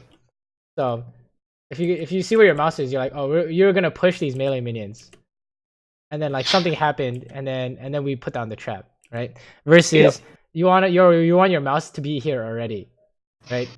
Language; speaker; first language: English; native; English